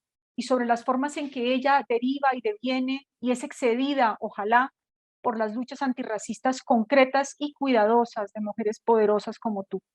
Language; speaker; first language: Spanish; native; Spanish